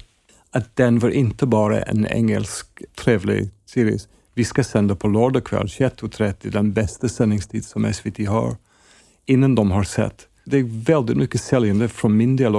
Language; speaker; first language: Swedish; non-native, fluent; English